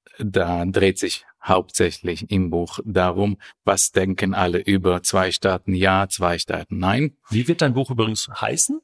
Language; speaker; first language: German; non-native, fluent; Hebrew